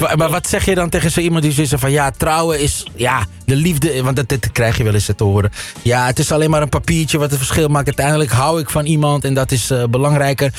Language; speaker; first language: Dutch; native; Dutch